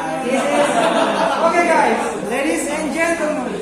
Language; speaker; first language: English; non-native, fluent; Indonesian